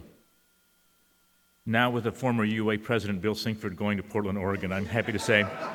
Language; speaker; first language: English; early bilingual, other home language; Spanish